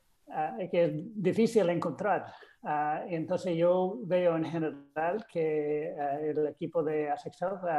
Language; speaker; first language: Spanish; non-native, fluent; English